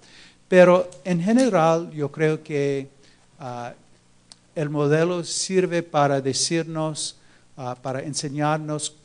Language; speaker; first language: Spanish; non-native, fluent; English